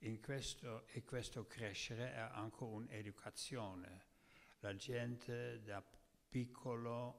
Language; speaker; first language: Italian; non-native, learner; Dutch